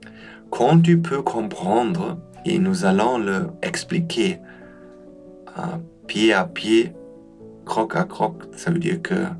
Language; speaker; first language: French; non-native, learner; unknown